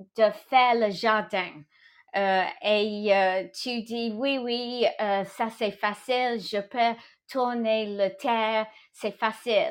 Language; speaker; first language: French; non-native, fluent; English